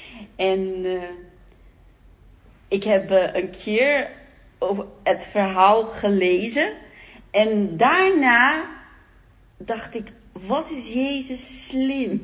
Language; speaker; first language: Dutch; non-native, fluent; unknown